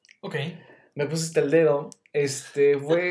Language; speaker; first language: Spanish; native; Spanish